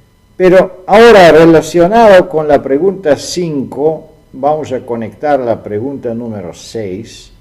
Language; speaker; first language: Spanish; non-native, fluent; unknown